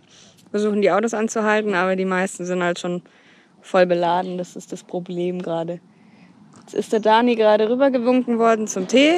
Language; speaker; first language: German; native; German